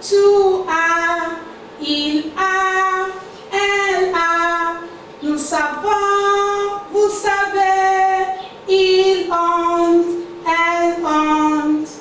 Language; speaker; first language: French; non-native, fluent; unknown